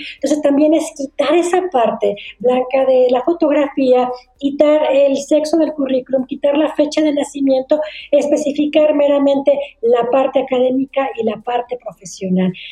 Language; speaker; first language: Spanish; native; Spanish